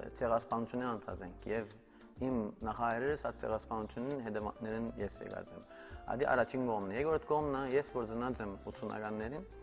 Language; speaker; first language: Armenian; early bilingual, heritage; Armenian